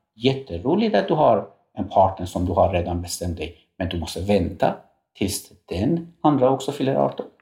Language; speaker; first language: Swedish; non-native, fluent; Persian